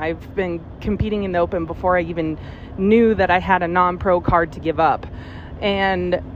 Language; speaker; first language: English; native; English